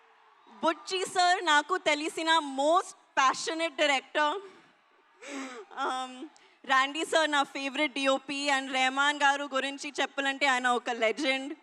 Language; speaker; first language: Telugu; non-native, learner; Hindi